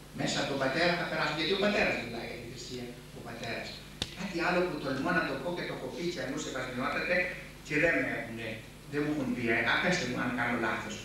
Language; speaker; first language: Greek; native; Greek